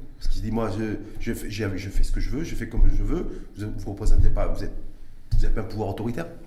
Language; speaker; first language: French; non-native, local second language; Arabic